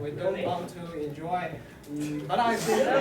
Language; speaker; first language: English; non-native, learner; Chinese